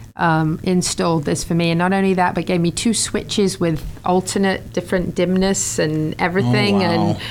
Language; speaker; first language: English; native; English